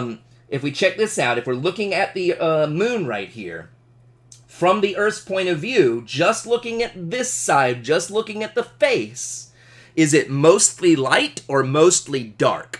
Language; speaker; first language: English; native; English